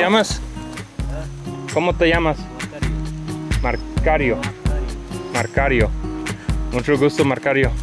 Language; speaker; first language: Spanish; non-native, learner; English